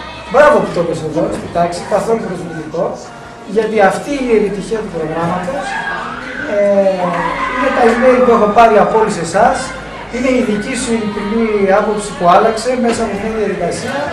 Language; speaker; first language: Greek; native; Greek